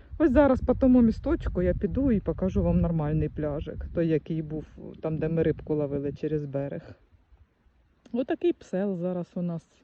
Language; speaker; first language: Ukrainian; non-native, local second language; Russian